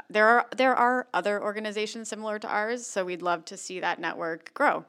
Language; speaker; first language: English; native; English